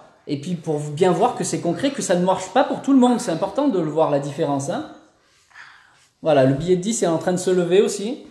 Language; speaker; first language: French; native; French